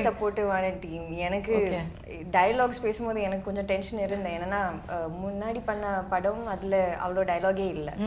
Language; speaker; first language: Tamil; non-native, learner; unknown